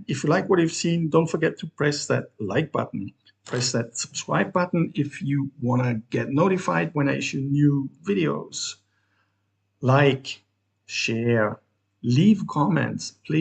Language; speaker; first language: English; non-native, fluent; German